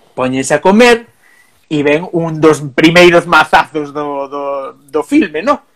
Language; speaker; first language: Galician; non-native, local second language; Spanish